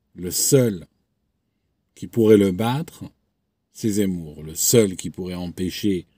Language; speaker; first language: French; non-native, local second language; Arabic